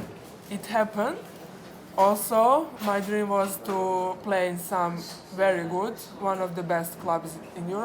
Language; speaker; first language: English; non-native, fluent; Serbian